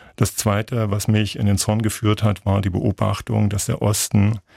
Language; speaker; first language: German; native; German